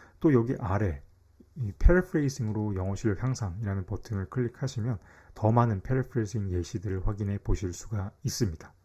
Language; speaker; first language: Korean; native; Korean